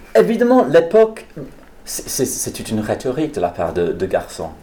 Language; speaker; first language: French; non-native, fluent; English